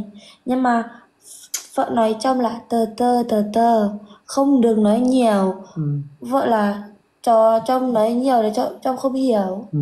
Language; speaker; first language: Vietnamese; non-native, learner; Javanese